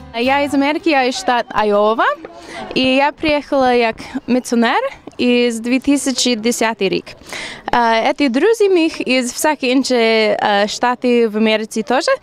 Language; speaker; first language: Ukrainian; non-native, learner; English